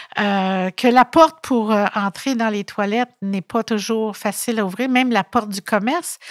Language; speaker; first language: French; native; French